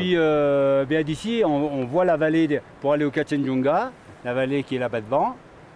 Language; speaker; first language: French; native; French